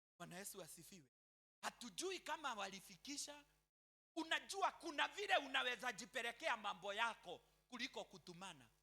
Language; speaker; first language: Swahili; non-native, local second language; Kikuyu